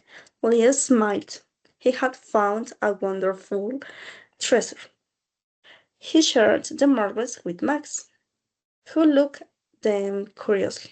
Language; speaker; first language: English; non-native, learner; Spanish